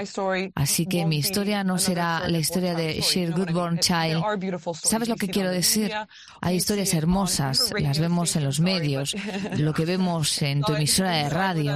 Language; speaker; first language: Spanish; non-native, fluent; French